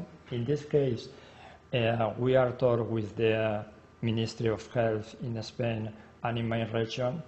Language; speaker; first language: English; non-native, learner; Spanish